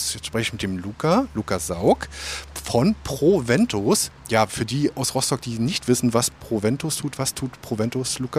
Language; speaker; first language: German; native; German